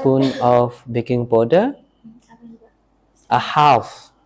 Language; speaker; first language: English; non-native, learner; Indonesian